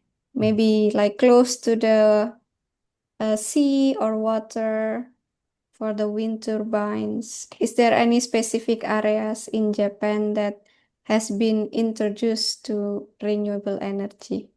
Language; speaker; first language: English; non-native, fluent; Indonesian